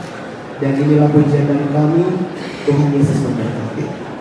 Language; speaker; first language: Indonesian; native; Indonesian